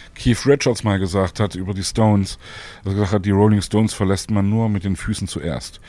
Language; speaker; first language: German; native; German